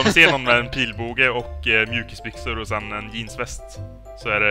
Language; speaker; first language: Swedish; native; Swedish